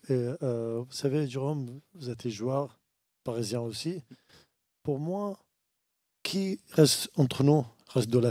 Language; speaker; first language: French; non-native, learner; Arabic